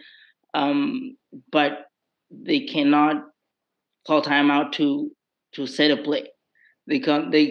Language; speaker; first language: English; non-native, local second language; Southern Sotho